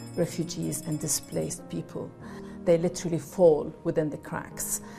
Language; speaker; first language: English; non-native, fluent; Arabic